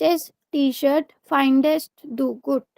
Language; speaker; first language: German; non-native, learner; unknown